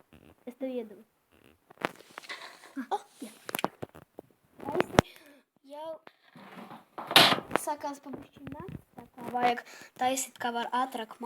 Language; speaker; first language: Latvian; non-native, local second language; Russian